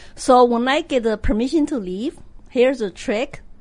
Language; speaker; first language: English; non-native, fluent; Chinese